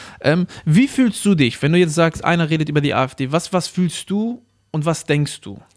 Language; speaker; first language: German; early bilingual, other home language; Arabic